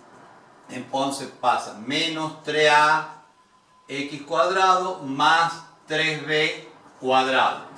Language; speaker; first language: Spanish; native; Spanish